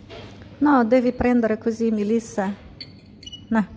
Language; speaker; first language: Italian; non-native, learner; Russian